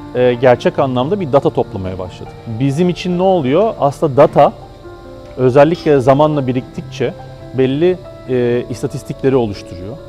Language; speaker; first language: Turkish; native; Turkish